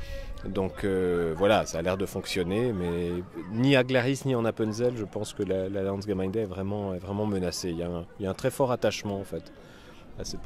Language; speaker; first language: French; native; French